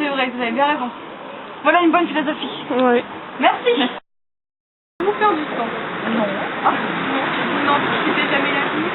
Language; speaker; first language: French; native; French